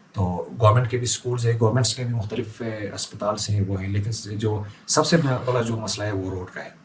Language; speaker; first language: Urdu; non-native, local second language; Khowar